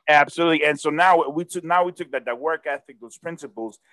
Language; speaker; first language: English; early bilingual, other home language; Spanish